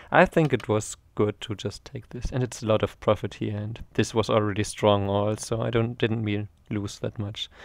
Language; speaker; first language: English; non-native, fluent; German